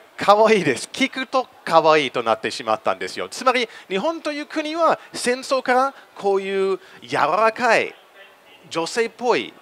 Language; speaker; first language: Japanese; non-native, fluent; English